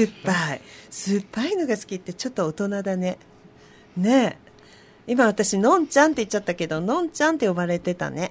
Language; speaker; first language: Japanese; native; Japanese